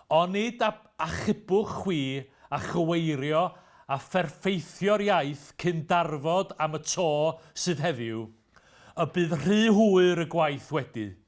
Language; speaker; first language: Welsh; native; Welsh